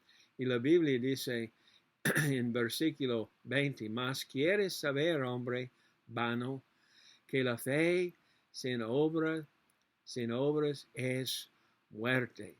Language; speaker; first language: Spanish; non-native, learner; English